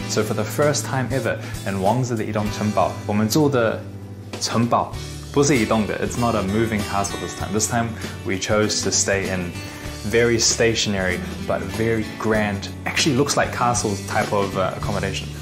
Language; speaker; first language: English; early bilingual, other home language; Chinese